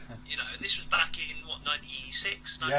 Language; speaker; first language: English; native; English